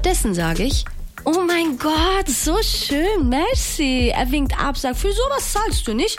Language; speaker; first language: German; early bilingual, other home language; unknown